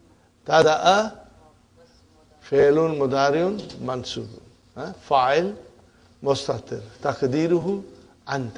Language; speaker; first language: Arabic; non-native, fluent; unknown